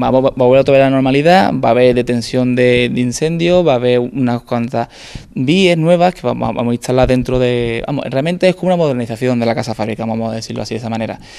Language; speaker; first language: Spanish; native; Spanish